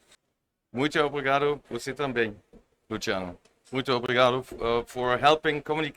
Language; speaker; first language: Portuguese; non-native, learner; German